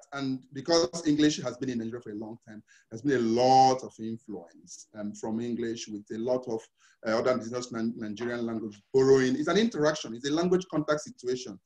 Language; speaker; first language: English; non-native, local second language; Igbo